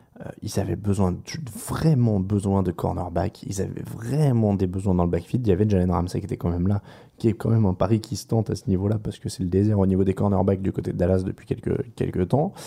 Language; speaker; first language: French; native; French